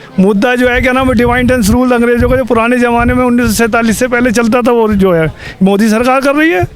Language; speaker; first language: Hindi; native; Hindi